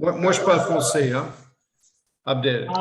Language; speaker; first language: French; non-native, fluent; German